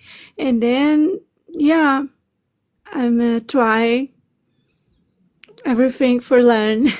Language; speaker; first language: English; non-native, learner; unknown